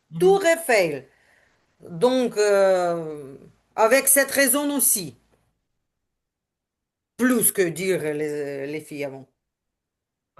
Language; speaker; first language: French; non-native, learner; Ukrainian